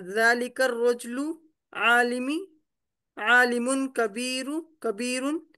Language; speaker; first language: Arabic; non-native, learner; Urdu